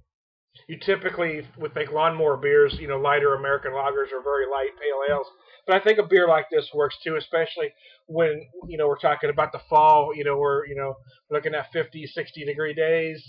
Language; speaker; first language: English; native; English